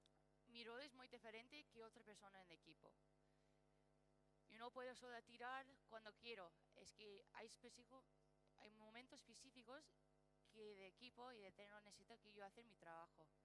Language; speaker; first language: Spanish; non-native, learner; English